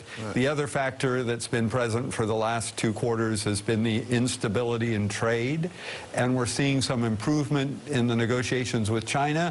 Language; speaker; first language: English; native; English